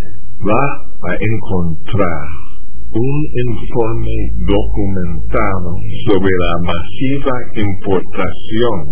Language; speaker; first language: Spanish; non-native, fluent; English